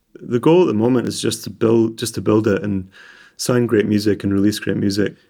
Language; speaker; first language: English; native; English